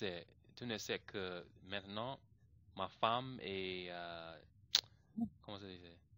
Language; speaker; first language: French; non-native, learner; English